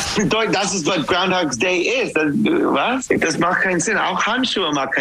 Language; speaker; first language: German; non-native, learner; English